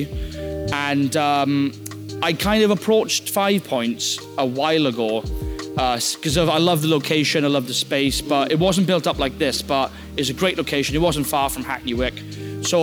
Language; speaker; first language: English; native; English